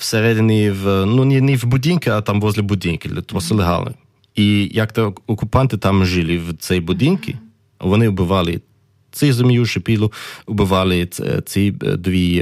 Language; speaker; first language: Ukrainian; early bilingual, heritage; German